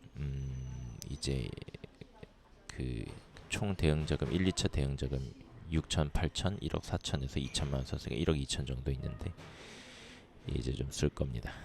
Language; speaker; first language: Korean; native; Korean